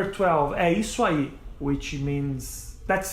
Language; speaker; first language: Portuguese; native; Portuguese